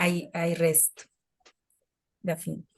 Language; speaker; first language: English; non-native, learner; Spanish